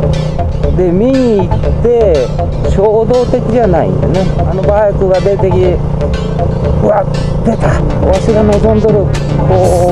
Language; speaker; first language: Japanese; native; Japanese